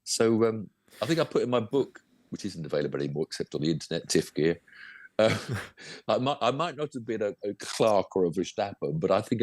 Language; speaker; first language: English; native; English